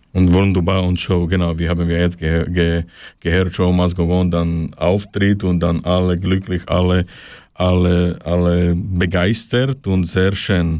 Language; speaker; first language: German; non-native, fluent; Slovak